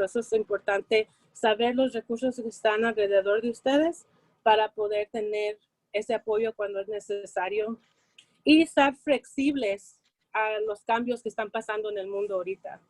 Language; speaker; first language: Spanish; early bilingual, heritage; Spanish